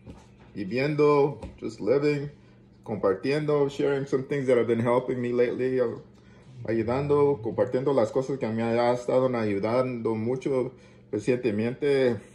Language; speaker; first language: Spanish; early bilingual, heritage; Spanish